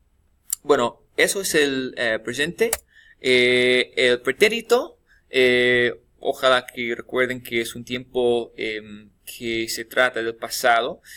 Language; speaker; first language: Spanish; non-native, fluent; English